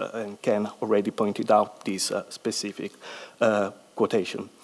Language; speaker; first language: English; non-native, fluent; Italian